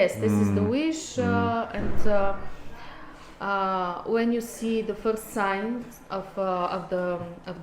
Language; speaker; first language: English; non-native, learner; Bulgarian